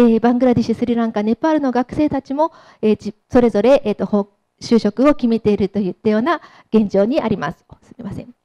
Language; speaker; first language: Japanese; native; Japanese